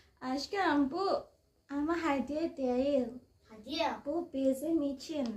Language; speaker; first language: Turkish; non-native, learner; Indonesian